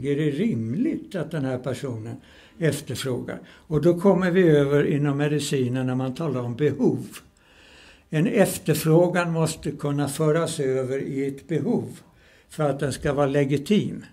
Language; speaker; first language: Swedish; native; Swedish